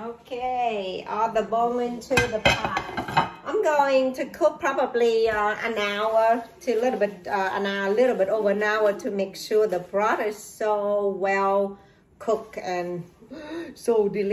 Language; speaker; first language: English; non-native, learner; Vietnamese